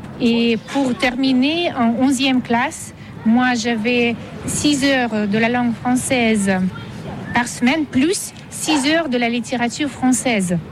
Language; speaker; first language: French; non-native, fluent; Russian